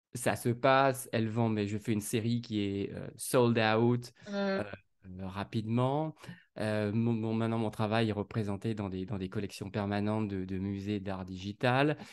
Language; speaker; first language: French; native; French